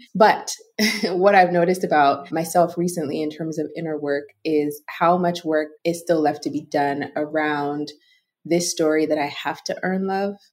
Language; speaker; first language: English; non-native, local second language; Yoruba